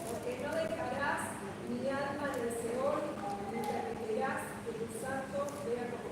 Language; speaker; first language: Spanish; native; Spanish